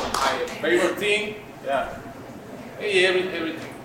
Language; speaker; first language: English; non-native, learner; Spanish